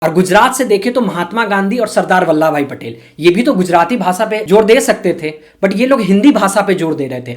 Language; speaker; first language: Hindi; native; Hindi